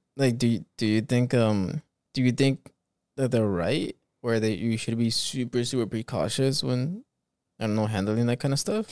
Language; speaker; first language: English; early bilingual, other home language; Spanish